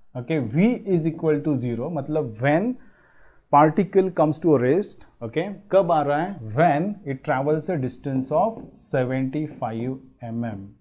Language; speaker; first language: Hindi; non-native, local second language; Marathi